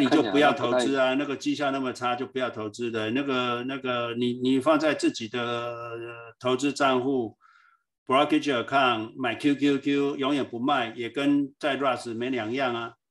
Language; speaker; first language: Chinese; native; Chinese